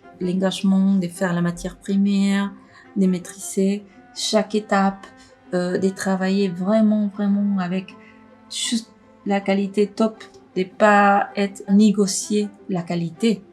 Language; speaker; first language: French; non-native, fluent; Spanish